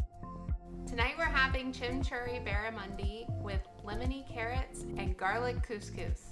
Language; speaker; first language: English; native; English